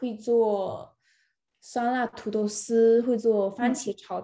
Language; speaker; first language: Chinese; early bilingual, other home language; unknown